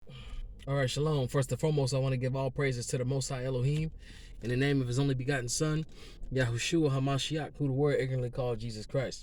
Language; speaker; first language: English; native; English